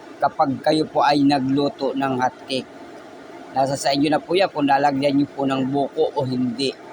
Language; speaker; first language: Filipino; non-native, local second language; Bikol